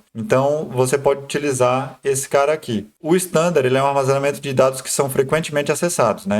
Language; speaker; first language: Portuguese; native; Portuguese